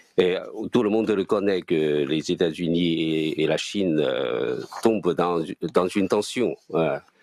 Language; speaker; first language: French; non-native, fluent; Chinese